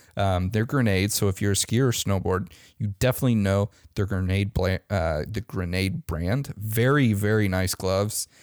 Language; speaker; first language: English; native; English